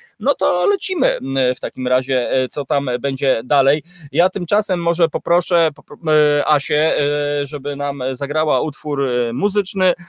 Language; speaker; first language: Polish; native; Polish